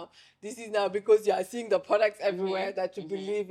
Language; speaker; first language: English; non-native, fluent; French